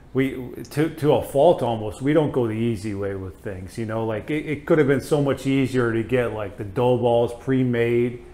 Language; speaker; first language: English; native; English